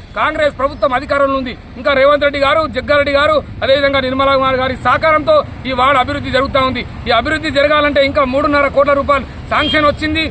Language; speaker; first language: Telugu; native; Telugu